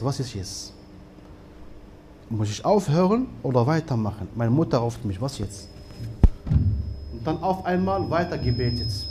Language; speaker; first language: German; non-native, fluent; Arabic